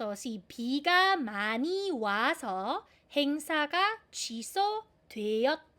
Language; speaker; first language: Korean; non-native, fluent; Filipino